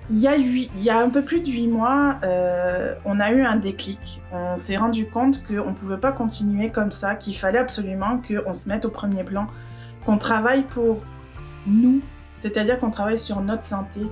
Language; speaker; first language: French; native; French